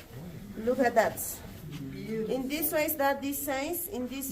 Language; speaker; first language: English; non-native, learner; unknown